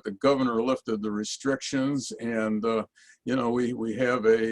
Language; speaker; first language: English; native; English